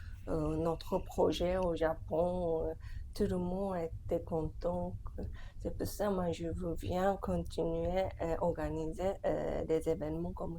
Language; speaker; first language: French; non-native, fluent; Japanese